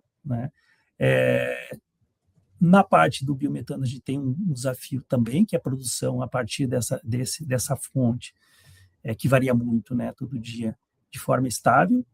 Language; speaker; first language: Portuguese; native; Portuguese